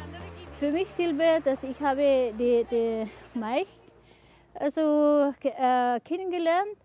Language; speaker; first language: German; non-native, learner; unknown